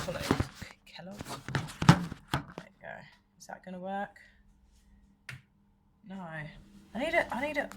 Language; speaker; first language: English; native; English